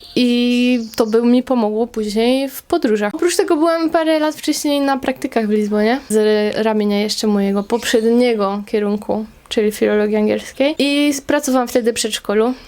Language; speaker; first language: Polish; native; Polish